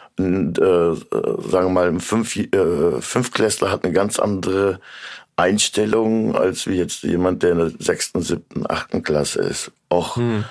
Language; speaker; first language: German; early bilingual, other home language; Turkish